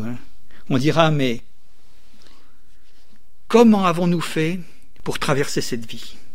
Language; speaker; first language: French; native; French